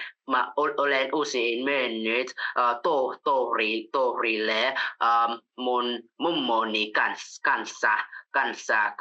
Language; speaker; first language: Finnish; non-native, learner; Vietnamese